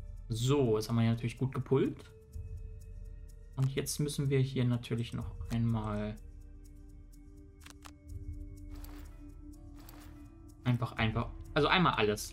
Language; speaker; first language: German; native; German